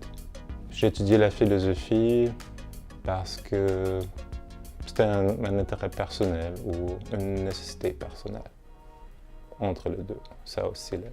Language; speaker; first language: French; non-native, fluent; German